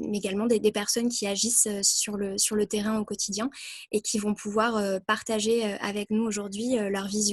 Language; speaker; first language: French; native; French